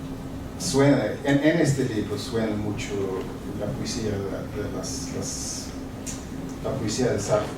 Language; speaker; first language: Spanish; non-native, fluent; Swedish